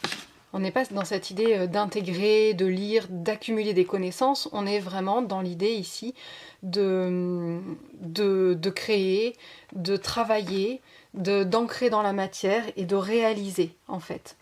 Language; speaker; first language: French; native; French